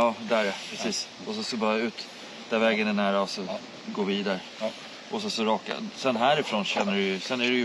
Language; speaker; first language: Swedish; native; Swedish